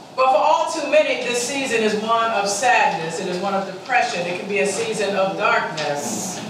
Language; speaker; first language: English; native; English